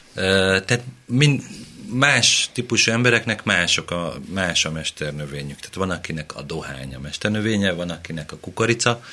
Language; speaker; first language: Hungarian; native; Hungarian